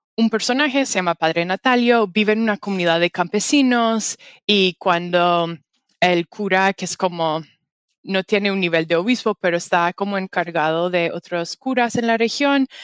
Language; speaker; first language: Spanish; non-native, fluent; English